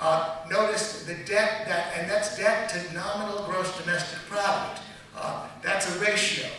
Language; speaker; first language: English; native; English